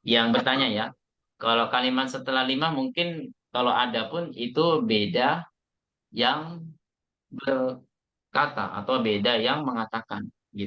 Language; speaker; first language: Indonesian; native; Indonesian